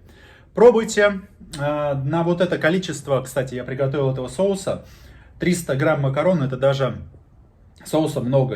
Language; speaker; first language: Russian; native; Russian